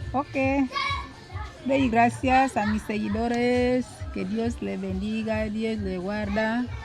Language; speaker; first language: Spanish; non-native, local second language; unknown